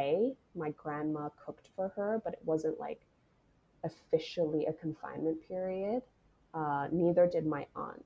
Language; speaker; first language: English; non-native, local second language; Cantonese